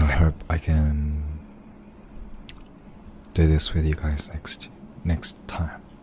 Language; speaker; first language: English; native; English